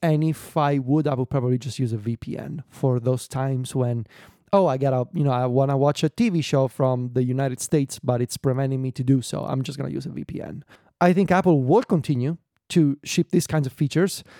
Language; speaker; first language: English; non-native, fluent; Italian